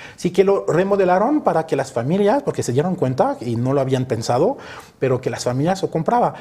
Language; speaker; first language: Spanish; early bilingual, other home language; French